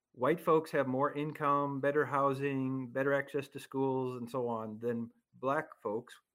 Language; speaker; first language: English; native; English